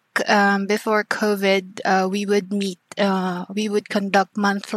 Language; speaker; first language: English; non-native, local second language; Filipino